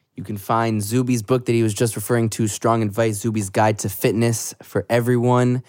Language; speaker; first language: English; native; English